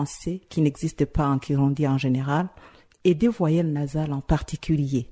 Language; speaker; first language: French; non-native, local second language; Rundi